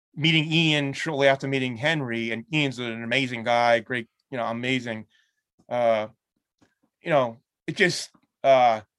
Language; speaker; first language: English; native; English